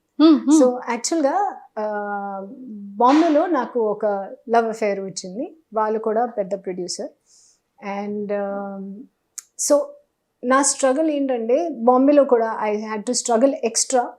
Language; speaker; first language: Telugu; non-native, learner; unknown